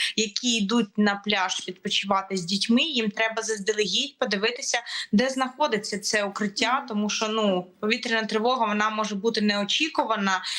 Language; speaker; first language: Ukrainian; native; Ukrainian